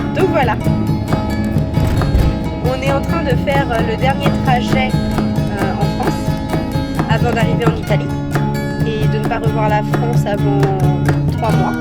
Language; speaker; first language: French; native; French